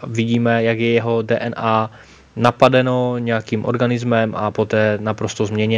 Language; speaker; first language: Czech; native; Czech